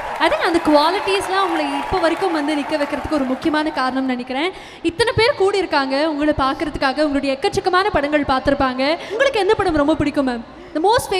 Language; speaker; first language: Tamil; native; Tamil